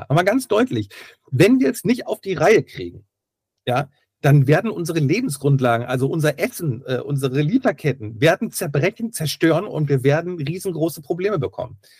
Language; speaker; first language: German; native; German